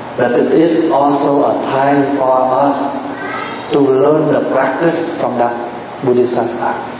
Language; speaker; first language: English; non-native, fluent; Vietnamese